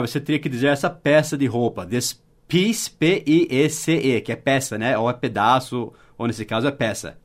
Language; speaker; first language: Portuguese; non-native, fluent; English